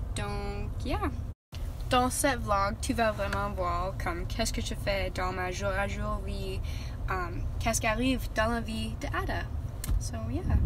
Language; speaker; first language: French; non-native, learner; English